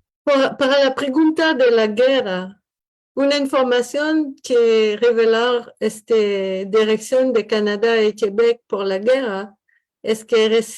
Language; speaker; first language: Spanish; non-native, learner; French